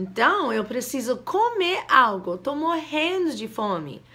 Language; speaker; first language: Portuguese; non-native, fluent; English